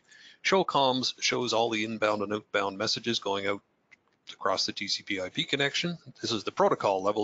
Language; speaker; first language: English; native; English